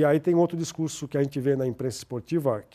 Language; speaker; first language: Portuguese; native; Portuguese